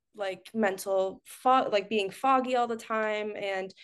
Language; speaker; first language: English; early bilingual, other home language; Spanish